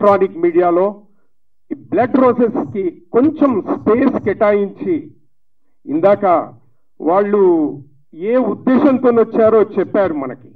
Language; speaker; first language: Telugu; native; Telugu